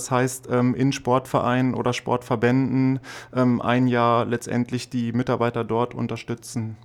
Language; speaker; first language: German; native; German